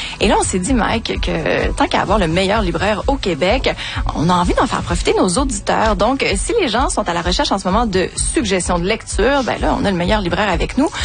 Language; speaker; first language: French; native; French